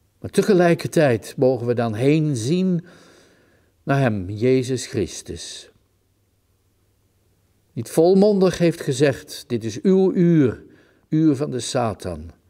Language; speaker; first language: Dutch; native; Dutch